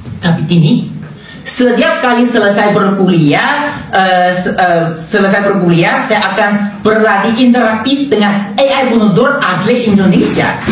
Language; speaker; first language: Indonesian; non-native, learner; Chinese